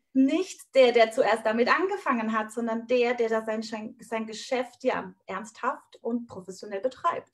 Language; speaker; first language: German; native; German